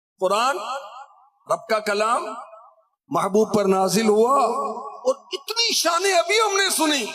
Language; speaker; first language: Urdu; non-native, local second language; Punjabi